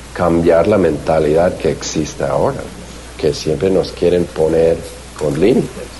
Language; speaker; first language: Spanish; early bilingual, heritage; Spanish